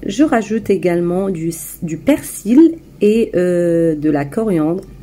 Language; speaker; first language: French; non-native, local second language; Arabic